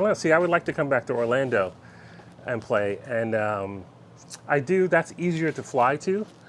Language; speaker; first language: English; native; English